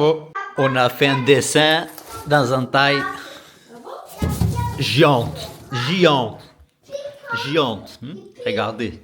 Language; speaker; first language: French; non-native, fluent; Portuguese